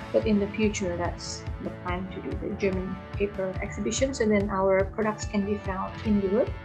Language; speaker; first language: English; early bilingual, other home language; Indonesian